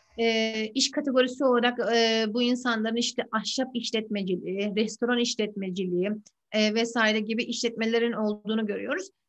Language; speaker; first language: Turkish; native; Turkish